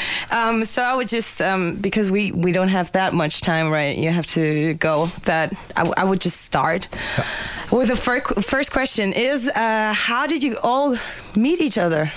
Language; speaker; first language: English; non-native, fluent; German